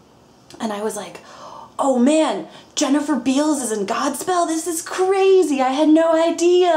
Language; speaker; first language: English; native; English